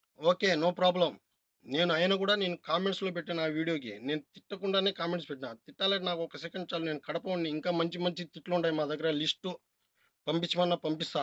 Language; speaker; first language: Telugu; non-native, local second language; Urdu